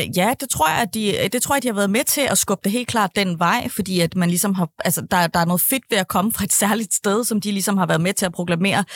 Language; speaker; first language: Danish; native; Danish